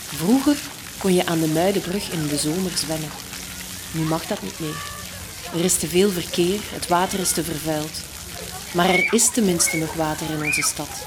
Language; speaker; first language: Dutch; native; Dutch